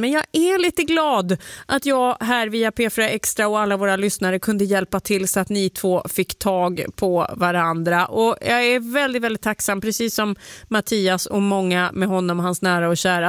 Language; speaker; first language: Swedish; native; Swedish